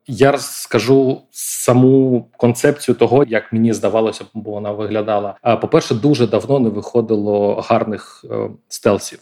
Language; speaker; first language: Ukrainian; non-native, local second language; Russian